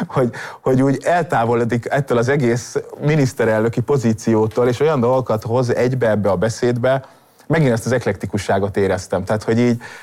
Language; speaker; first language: Hungarian; native; Hungarian